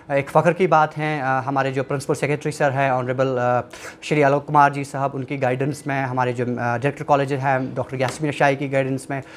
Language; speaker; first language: Hindi; non-native, local second language; Kashmiri